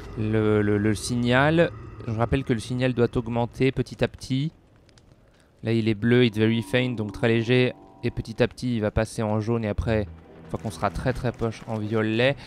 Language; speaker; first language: French; native; French